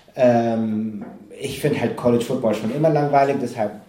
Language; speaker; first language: German; non-native, fluent; English